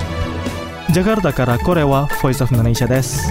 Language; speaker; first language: Japanese; non-native, fluent; Indonesian